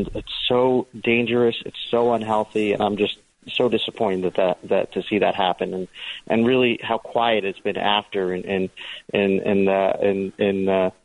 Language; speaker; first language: English; early bilingual, other home language; Hindi